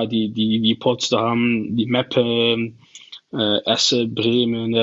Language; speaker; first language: German; non-native, learner; Dutch